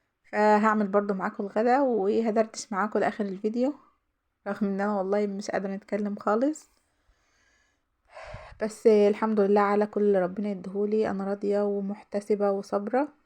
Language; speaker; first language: Arabic; native; Arabic